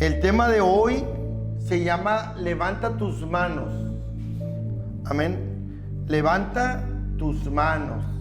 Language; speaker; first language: Spanish; native; Spanish